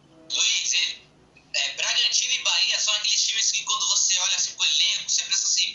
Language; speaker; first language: Portuguese; native; Portuguese